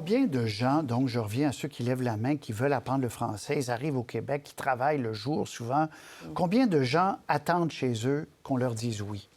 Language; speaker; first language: French; native; French